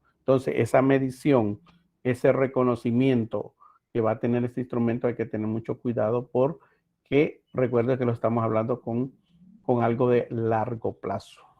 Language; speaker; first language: Spanish; native; Spanish